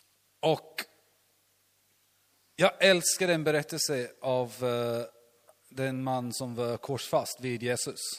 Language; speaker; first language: Swedish; non-native, learner; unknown